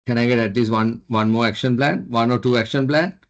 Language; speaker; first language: English; non-native, local second language; Sinhala